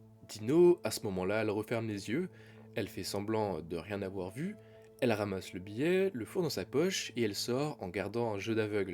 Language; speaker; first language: French; native; French